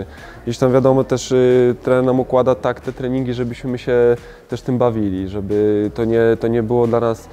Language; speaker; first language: Polish; native; Polish